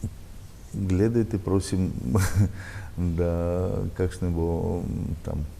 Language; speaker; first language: Slovenian; non-native, learner; Russian